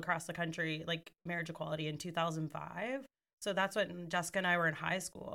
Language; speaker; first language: English; native; English